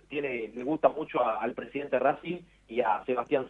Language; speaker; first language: Spanish; native; Spanish